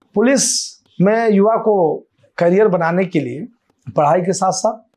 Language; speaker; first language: Hindi; native; Hindi